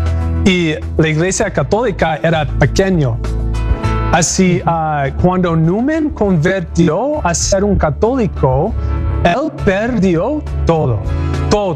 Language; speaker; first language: Spanish; non-native, learner; English